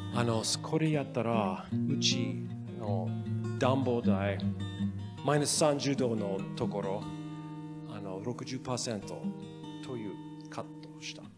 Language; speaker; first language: Japanese; non-native, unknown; English